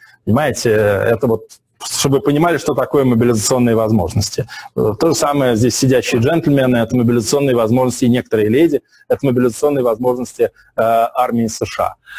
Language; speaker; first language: Russian; native; Russian